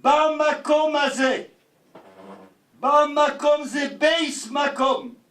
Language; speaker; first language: Hebrew; non-native, fluent; Yiddish